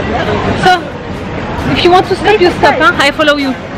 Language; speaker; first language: English; non-native, learner; French